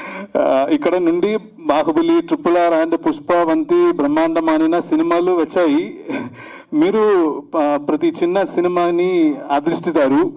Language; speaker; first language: Telugu; non-native, learner; Malayalam